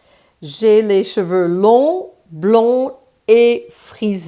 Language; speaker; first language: French; non-native, fluent; English